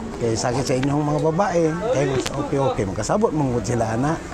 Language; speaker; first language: Cebuano; non-native, local second language; Tausug